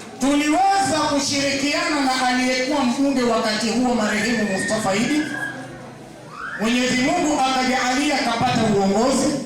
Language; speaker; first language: Swahili; native; Swahili